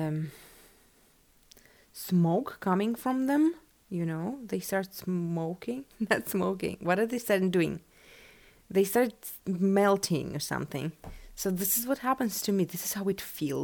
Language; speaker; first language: English; non-native, fluent; Russian